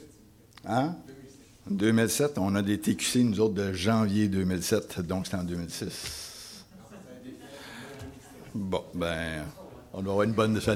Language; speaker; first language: French; native; French